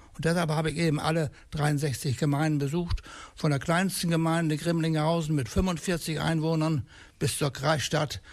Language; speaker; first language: German; native; German